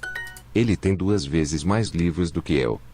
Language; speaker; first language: Portuguese; non-native, learner; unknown